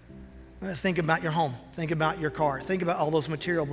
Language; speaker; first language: English; native; English